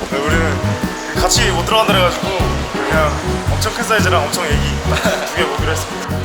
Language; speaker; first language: Korean; native; Korean